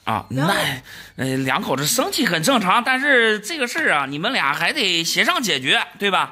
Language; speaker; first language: Chinese; native; Chinese